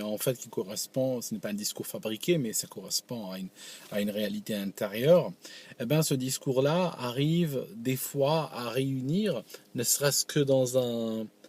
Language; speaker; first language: French; non-native, local second language; Arabic